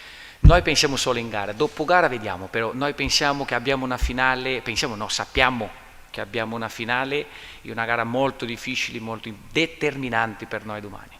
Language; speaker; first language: Italian; non-native, learner; Portuguese